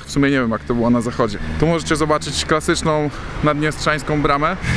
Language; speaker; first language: Polish; native; Polish